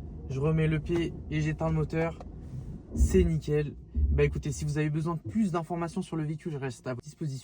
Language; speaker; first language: French; native; French